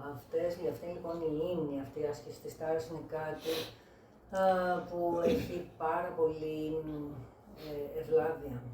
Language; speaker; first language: Greek; native; Greek